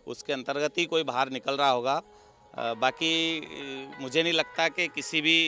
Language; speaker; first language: Hindi; native; Hindi